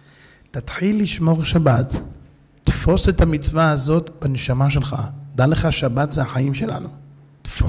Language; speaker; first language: Hebrew; native; Hebrew